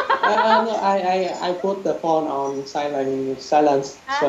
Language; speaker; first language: English; non-native, learner; Vietnamese